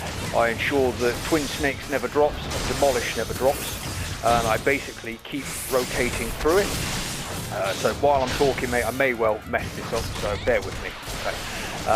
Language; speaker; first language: English; native; English